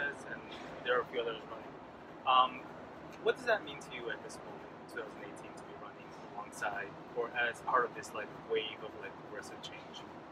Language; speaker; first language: English; early bilingual, other home language; Spanish